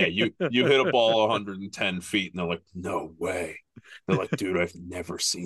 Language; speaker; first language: English; native; English